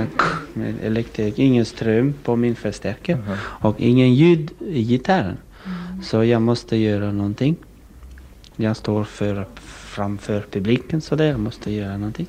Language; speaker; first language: Swedish; non-native, fluent; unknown